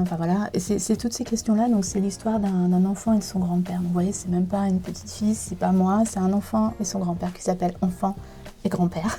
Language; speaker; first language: French; native; French